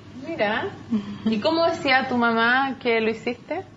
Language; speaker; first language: Spanish; native; Spanish